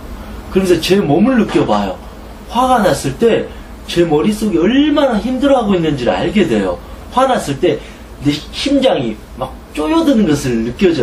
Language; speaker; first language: Korean; native; Korean